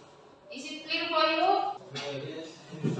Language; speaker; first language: English; non-native, learner; Indonesian